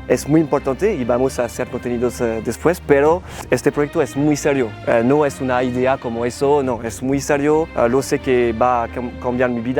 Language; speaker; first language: Spanish; non-native, learner; French